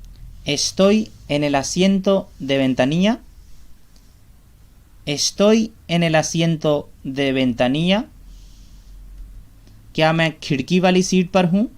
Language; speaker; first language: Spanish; non-native, fluent; Urdu